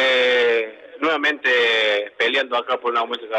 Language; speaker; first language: Spanish; native; Spanish